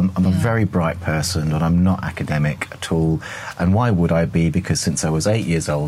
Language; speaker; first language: English; native; English